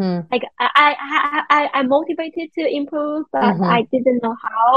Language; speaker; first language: English; non-native, fluent; Chinese